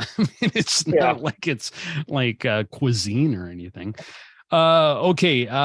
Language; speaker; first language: English; native; English